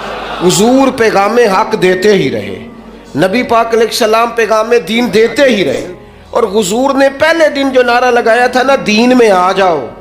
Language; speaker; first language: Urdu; non-native, local second language; Punjabi